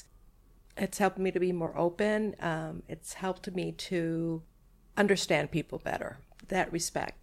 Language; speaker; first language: English; non-native, fluent; Spanish